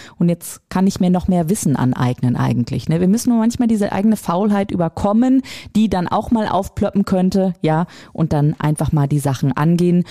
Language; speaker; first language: German; native; German